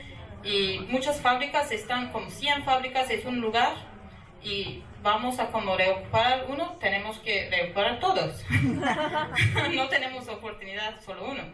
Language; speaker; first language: Spanish; non-native, learner; Kurdish